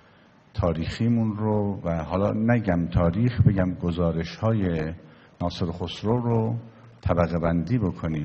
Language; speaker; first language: Persian; native; Persian